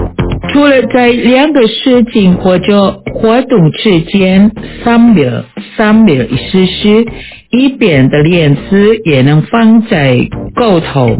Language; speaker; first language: Chinese; non-native, fluent; Indonesian